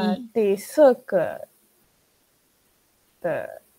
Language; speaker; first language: Chinese; non-native, learner; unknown